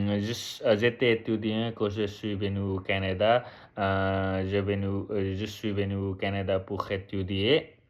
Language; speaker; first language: French; non-native, learner; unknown